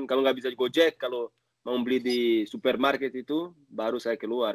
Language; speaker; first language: Indonesian; non-native, learner; Portuguese